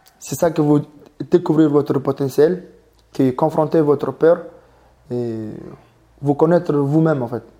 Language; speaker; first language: French; non-native, learner; Mongolian